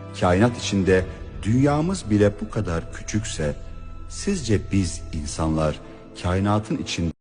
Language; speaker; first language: Turkish; native; Turkish